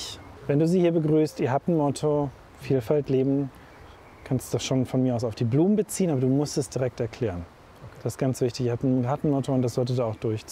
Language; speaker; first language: German; native; German